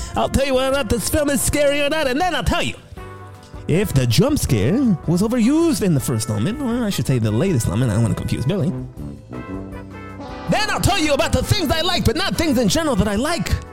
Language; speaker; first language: English; native; English